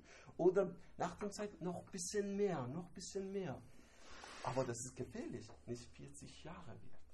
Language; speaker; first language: German; non-native, learner; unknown